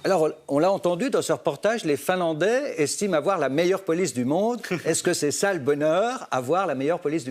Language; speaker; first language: French; native; French